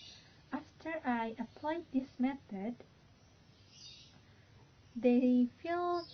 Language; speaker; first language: English; non-native, learner; Indonesian